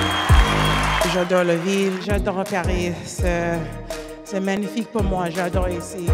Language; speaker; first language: French; non-native, learner; English